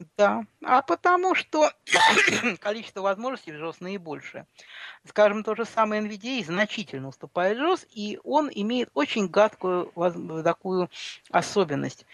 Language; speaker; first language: Russian; native; Russian